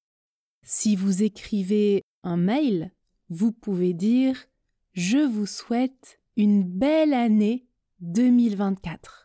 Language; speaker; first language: French; native; French